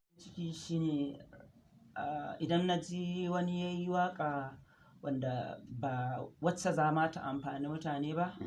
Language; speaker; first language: Hausa; non-native, local second language; Fula